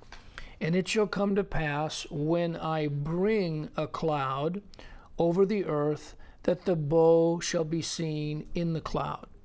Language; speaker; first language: English; native; English